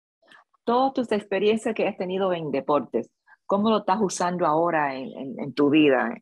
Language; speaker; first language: Spanish; early bilingual, other home language; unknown